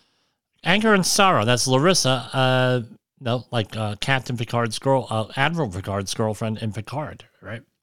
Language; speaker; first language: English; native; English